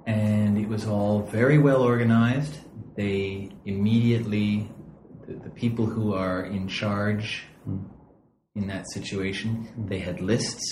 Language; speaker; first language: English; native; English